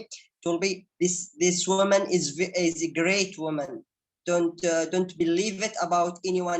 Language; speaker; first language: English; non-native, learner; Arabic